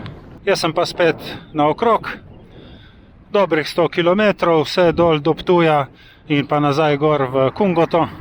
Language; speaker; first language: Slovenian; native; Slovenian